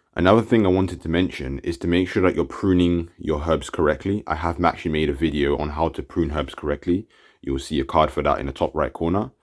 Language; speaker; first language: English; native; English